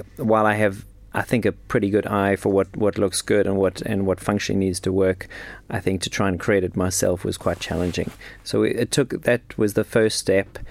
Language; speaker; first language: English; native; English